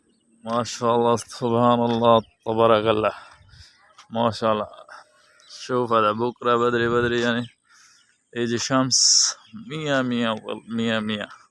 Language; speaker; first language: Arabic; non-native, learner; Saraiki